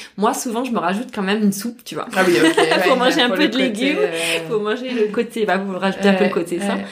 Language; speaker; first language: French; native; French